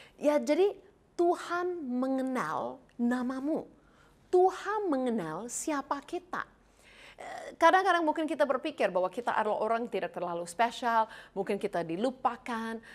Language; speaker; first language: Indonesian; non-native, fluent; English